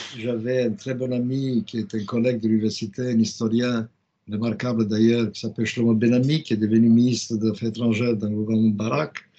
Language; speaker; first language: French; non-native, fluent; Romanian